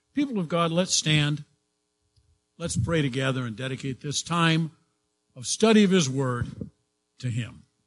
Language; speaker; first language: English; native; English